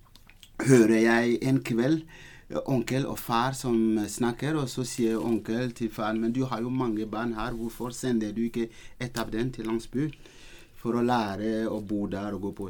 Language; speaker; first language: Norwegian; non-native, fluent; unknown